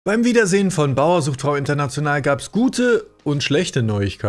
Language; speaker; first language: German; native; German